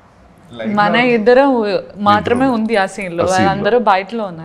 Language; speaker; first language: Telugu; non-native, learner; Malayalam